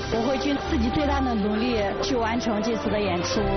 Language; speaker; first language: Chinese; native; Chinese